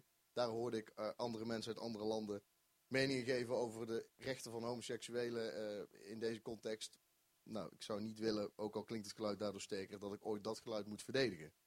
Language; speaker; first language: Dutch; native; Dutch